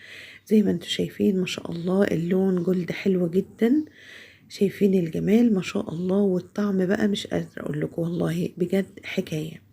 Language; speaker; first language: Arabic; native; Arabic